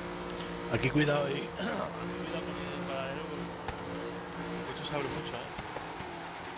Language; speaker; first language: Spanish; native; Spanish